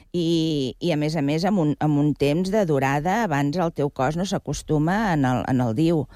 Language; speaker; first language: Catalan; non-native, local second language; Spanish